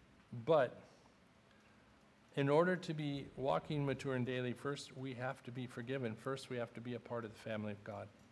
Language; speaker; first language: English; native; English